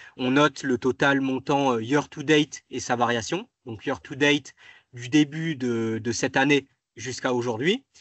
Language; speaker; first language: French; native; French